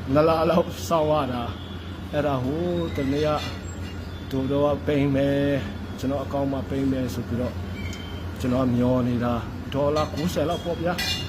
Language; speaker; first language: Burmese; non-native, local second language; Tedim Chin